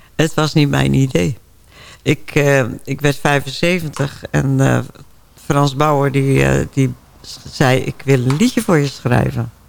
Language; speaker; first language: Dutch; native; Dutch